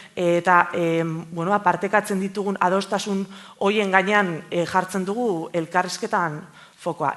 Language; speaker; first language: Basque; native; Basque